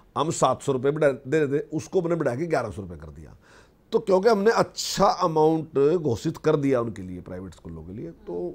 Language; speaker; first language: Hindi; native; Hindi